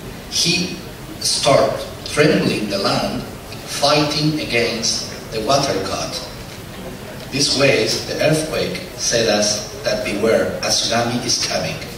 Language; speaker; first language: English; non-native, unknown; Spanish